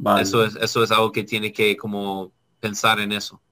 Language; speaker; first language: Spanish; non-native, learner; English